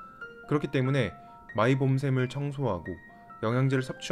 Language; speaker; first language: Korean; native; Korean